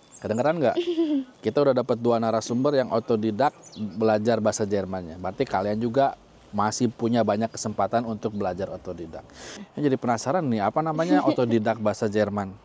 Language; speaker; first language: Indonesian; native; Indonesian